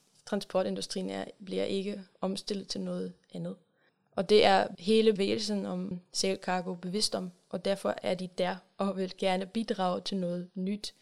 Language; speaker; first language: Danish; non-native, fluent; German